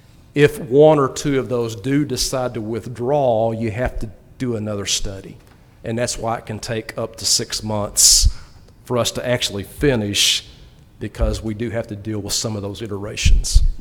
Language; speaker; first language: English; native; English